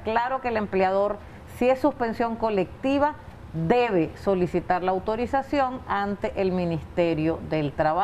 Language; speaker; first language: Spanish; native; Spanish